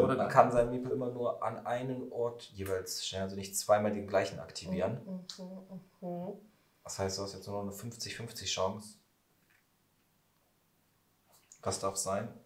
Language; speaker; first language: German; native; German